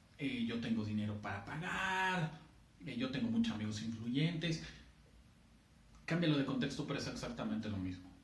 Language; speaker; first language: Spanish; native; Spanish